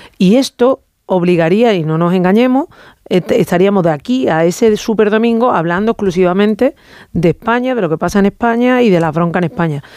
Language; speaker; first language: Spanish; native; Spanish